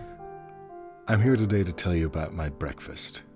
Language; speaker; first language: English; native; English